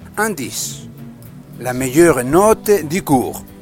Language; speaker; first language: French; non-native, learner; Spanish